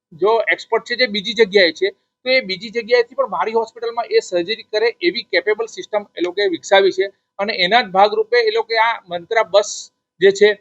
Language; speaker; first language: Gujarati; native; Gujarati